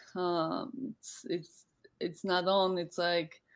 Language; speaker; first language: English; non-native, fluent; Polish